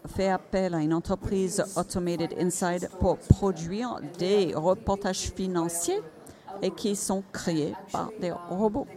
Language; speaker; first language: French; non-native, fluent; Finnish